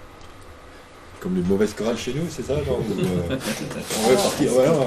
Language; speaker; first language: French; native; French